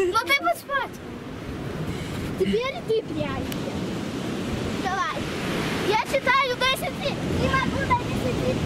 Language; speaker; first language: Russian; non-native, local second language; Lithuanian